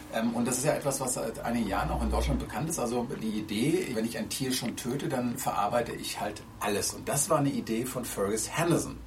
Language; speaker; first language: German; native; German